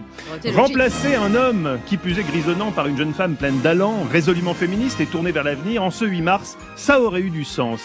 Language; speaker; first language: French; native; French